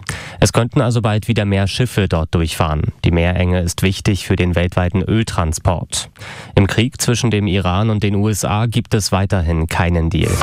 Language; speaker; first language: German; native; German